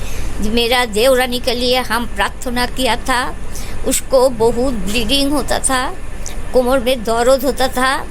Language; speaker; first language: Hindi; non-native, local second language; Bangla